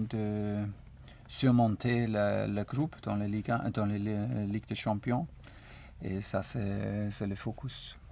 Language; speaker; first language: French; non-native, learner; German